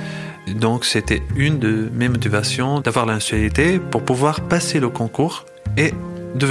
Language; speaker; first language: French; non-native, fluent; Arabic